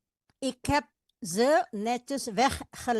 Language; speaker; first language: Dutch; non-native, fluent; Indonesian